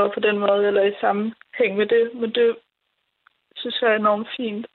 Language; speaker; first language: Danish; native; Danish